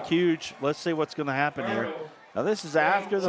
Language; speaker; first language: English; native; English